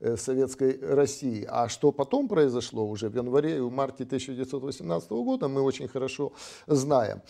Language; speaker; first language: Russian; native; Russian